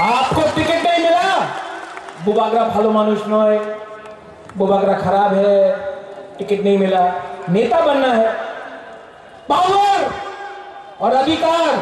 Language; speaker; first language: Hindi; non-native, local second language; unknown